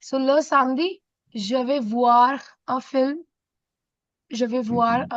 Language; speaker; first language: French; non-native, fluent; Hindi